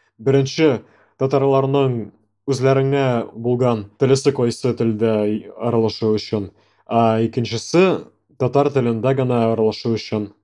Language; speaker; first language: Tatar; non-native, local second language; Russian